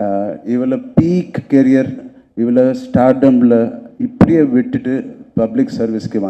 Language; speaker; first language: Tamil; non-native, local second language; Telugu